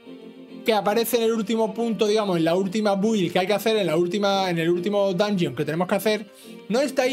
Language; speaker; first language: Spanish; native; Spanish